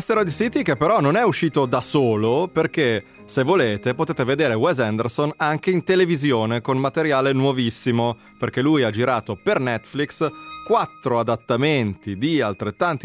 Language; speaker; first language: Italian; native; Italian